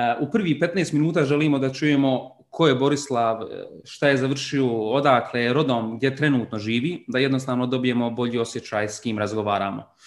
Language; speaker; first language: Croatian; early bilingual, heritage; Bosnian